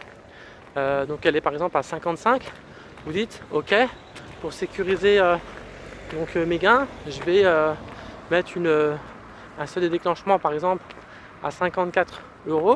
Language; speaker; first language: French; native; French